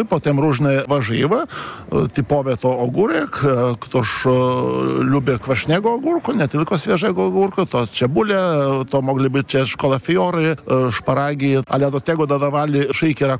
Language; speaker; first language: Polish; non-native, fluent; Lithuanian